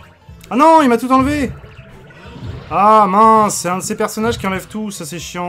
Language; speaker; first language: French; native; French